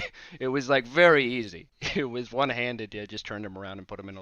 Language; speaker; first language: English; native; English